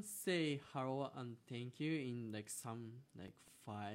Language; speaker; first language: English; non-native, learner; Japanese